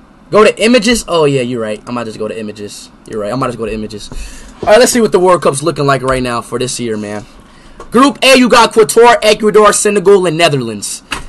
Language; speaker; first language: English; native; English